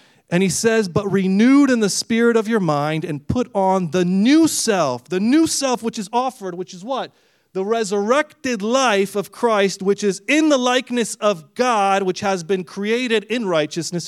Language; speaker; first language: English; early bilingual, other home language; Romanian